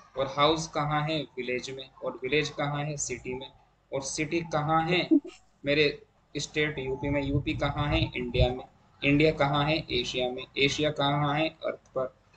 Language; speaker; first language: Hindi; native; Hindi